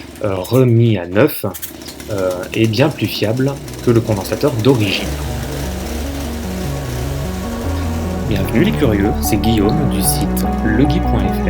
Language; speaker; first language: French; native; French